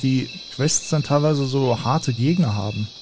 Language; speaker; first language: German; native; German